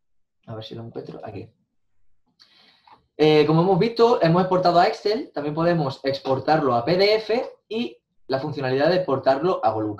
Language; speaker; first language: Spanish; native; Spanish